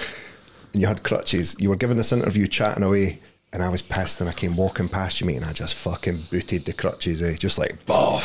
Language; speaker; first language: English; native; English